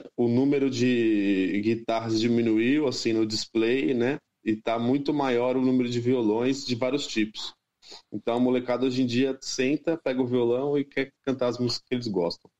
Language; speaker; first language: Portuguese; native; Portuguese